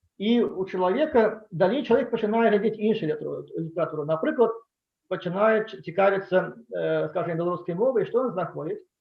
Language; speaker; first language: Belarusian; non-native, local second language; Russian